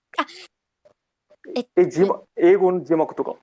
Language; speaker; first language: Japanese; non-native, learner; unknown